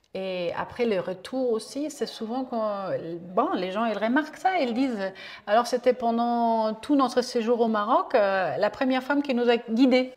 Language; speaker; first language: French; non-native, fluent; German